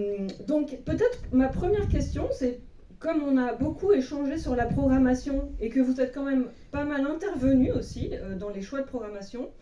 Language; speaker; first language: French; native; French